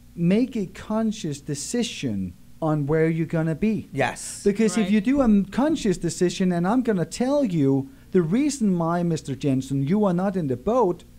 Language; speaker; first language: English; non-native, fluent; Danish